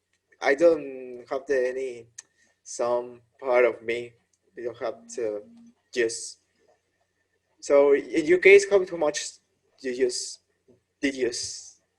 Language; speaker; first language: English; non-native, learner; Spanish